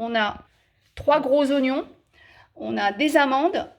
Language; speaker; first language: French; native; French